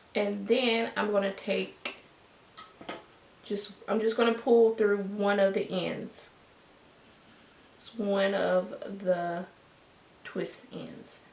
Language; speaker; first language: English; native; English